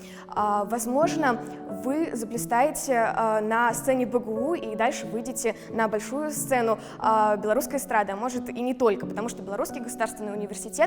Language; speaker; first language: Russian; native; Russian